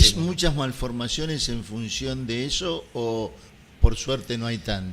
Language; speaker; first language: Spanish; native; Spanish